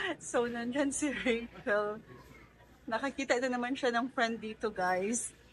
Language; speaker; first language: Filipino; non-native, local second language; Cebuano